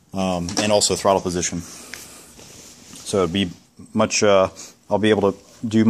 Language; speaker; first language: English; native; English